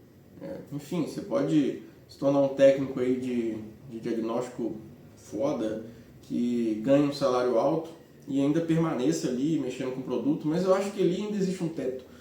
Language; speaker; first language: Portuguese; native; Portuguese